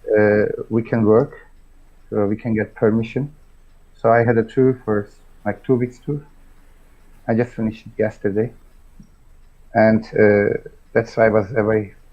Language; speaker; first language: English; non-native, fluent; Turkish